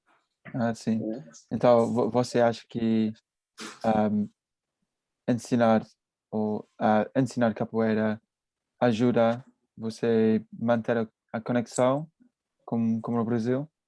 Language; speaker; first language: Portuguese; non-native, learner; English